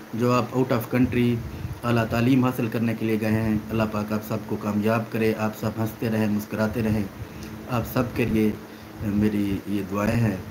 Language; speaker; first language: Urdu; native; Urdu